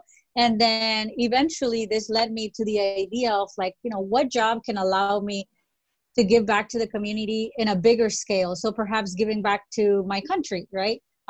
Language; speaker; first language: English; early bilingual, other home language; Spanish